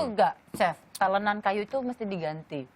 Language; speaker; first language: Indonesian; native; Indonesian